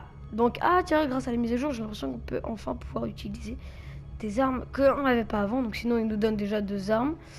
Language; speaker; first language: French; native; French